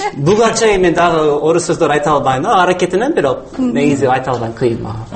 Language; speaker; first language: Kyrgyz; non-native, fluent; English